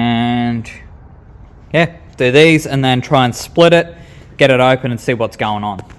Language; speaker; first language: English; native; English